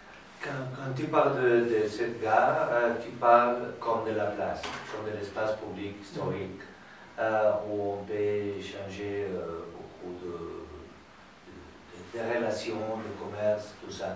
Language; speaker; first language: French; non-native, fluent; Spanish